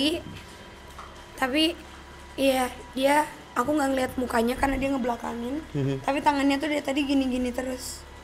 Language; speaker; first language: Indonesian; native; Indonesian